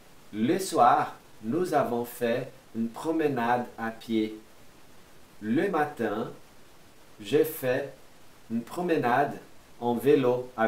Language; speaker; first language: French; non-native, fluent; Portuguese